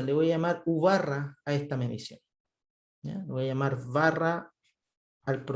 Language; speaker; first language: Spanish; native; Spanish